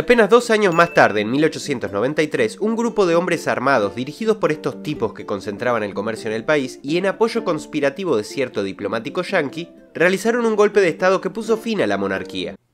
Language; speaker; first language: Spanish; native; Spanish